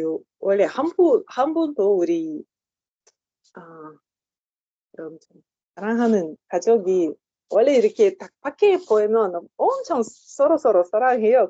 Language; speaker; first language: Korean; non-native, learner; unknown